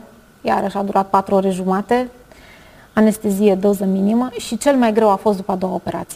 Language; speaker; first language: Romanian; native; Romanian